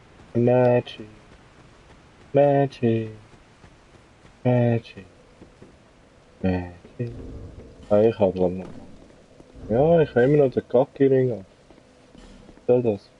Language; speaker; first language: German; native; German